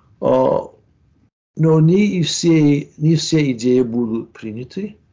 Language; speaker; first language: Russian; non-native, fluent; English